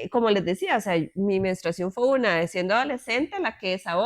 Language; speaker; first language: Spanish; native; Spanish